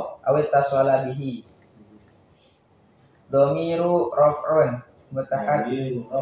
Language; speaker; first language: Arabic; non-native, learner; Indonesian